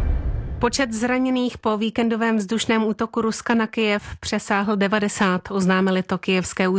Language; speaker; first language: Czech; native; Czech